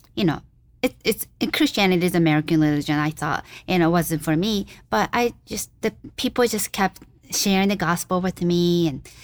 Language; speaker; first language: English; non-native, fluent; Japanese